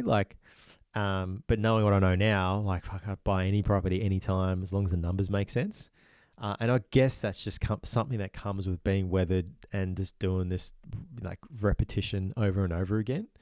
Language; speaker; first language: English; native; English